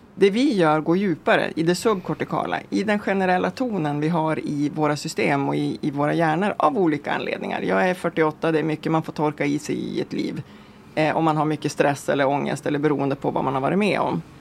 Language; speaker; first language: Swedish; native; Swedish